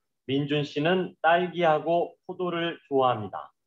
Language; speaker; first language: Korean; non-native, learner; Vietnamese